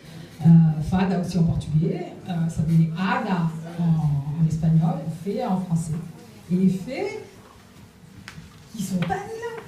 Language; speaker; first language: French; native; French